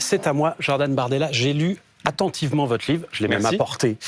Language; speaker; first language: French; native; French